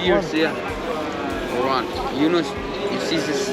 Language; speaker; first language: English; non-native, learner; Arabic